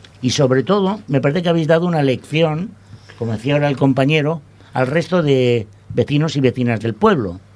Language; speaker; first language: Spanish; non-native, local second language; Catalan